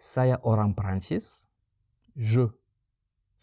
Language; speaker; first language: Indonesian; non-native, fluent; French